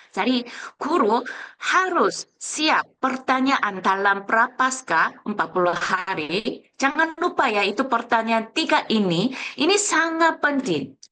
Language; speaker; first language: Indonesian; non-native, fluent; Korean